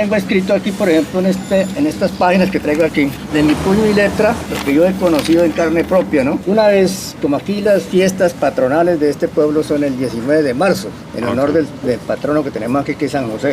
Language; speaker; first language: Spanish; native; Spanish